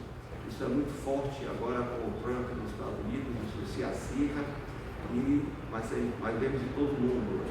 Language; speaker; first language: Portuguese; native; Portuguese